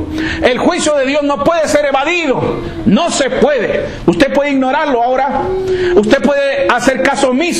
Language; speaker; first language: Spanish; native; Spanish